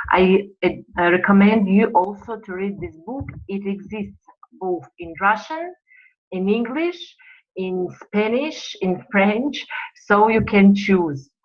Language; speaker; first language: English; non-native, fluent; Russian